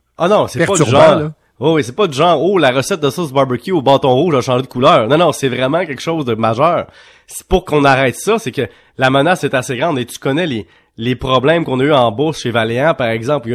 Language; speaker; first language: French; native; French